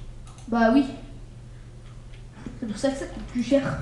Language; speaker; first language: French; native; French